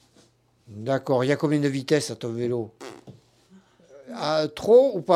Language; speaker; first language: French; native; French